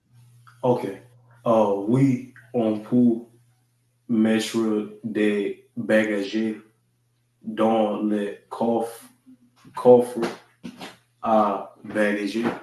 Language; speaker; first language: French; non-native, learner; English